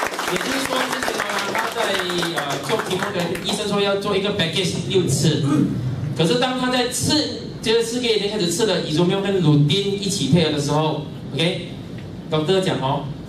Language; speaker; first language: Chinese; native; Chinese